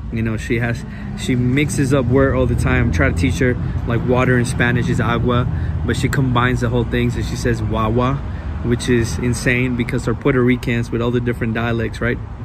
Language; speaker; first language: English; early bilingual, other home language; Spanish